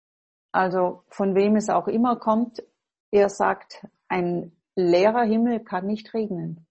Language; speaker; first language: German; non-native, fluent; English